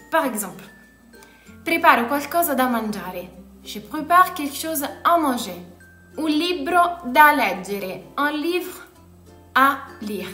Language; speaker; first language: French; non-native, fluent; Italian